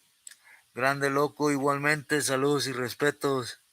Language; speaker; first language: Spanish; early bilingual, heritage; Spanish